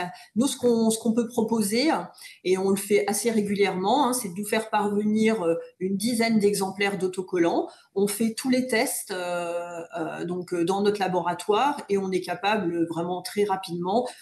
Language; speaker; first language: French; native; French